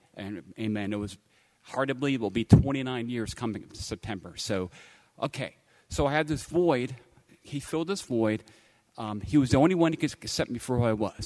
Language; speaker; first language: English; native; English